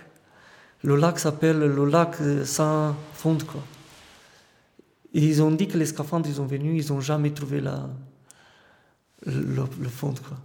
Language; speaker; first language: French; non-native, fluent; Romanian